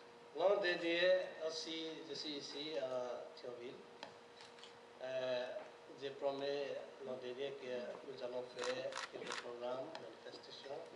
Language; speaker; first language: French; non-native, learner; Nepali